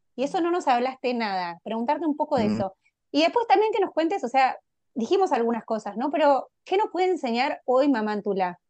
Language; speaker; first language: Spanish; native; Spanish